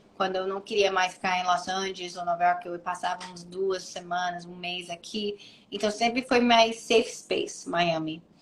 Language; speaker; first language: Portuguese; early bilingual, heritage; English